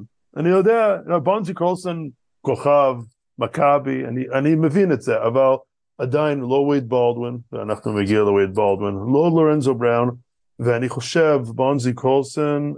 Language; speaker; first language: Hebrew; non-native, fluent; English